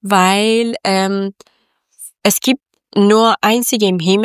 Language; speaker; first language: German; non-native, learner; Persian